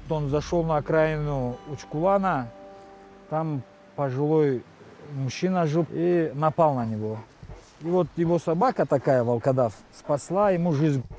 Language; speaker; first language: Russian; non-native, local second language; Karachay-Balkar